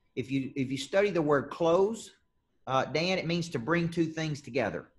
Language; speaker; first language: English; native; English